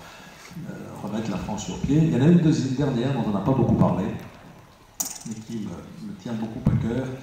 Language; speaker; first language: French; native; French